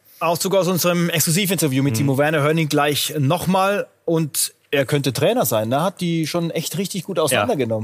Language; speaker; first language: German; native; German